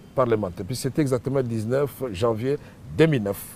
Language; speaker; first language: French; non-native, local second language; Swahili